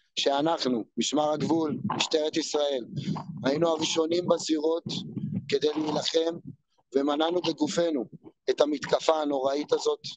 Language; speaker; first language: Hebrew; native; Hebrew